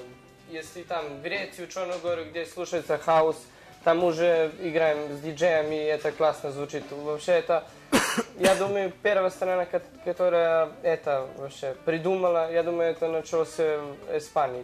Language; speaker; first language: Russian; non-native, learner; Serbian